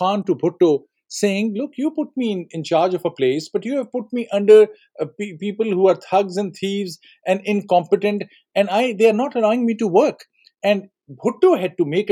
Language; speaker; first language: English; non-native, local second language; Urdu